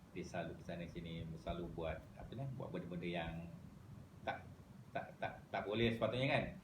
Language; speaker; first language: Malay; native; Malay